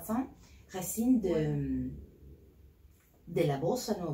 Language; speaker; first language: French; non-native, learner; Spanish